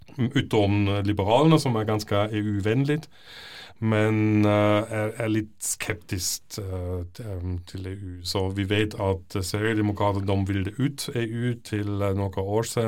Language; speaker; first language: Norwegian; non-native, fluent; German